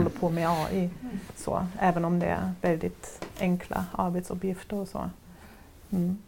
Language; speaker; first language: Swedish; non-native, fluent; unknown